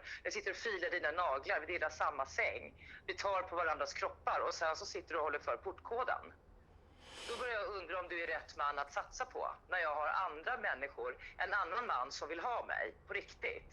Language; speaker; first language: Swedish; native; Swedish